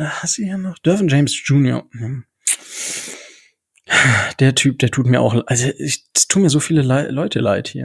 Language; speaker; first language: German; native; German